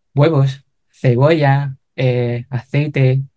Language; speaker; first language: Spanish; non-native, fluent; Cantonese